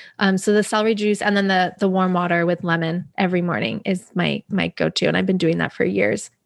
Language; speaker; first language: English; native; English